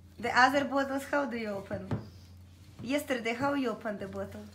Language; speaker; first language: English; non-native, learner; Russian